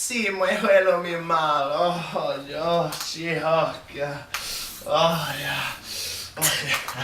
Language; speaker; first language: Spanish; non-native, learner; English